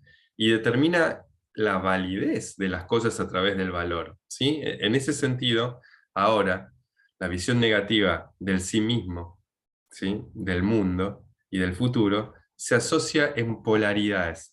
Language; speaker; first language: Spanish; native; Spanish